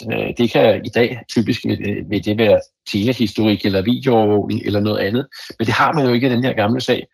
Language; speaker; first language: Danish; native; Danish